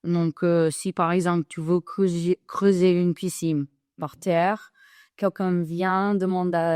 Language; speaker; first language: French; non-native, fluent; English